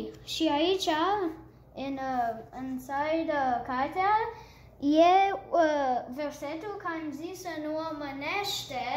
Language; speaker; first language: Romanian; early bilingual, heritage; Romanian